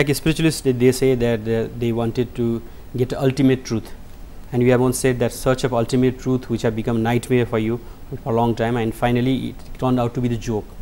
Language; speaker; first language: English; non-native, local second language; Nepali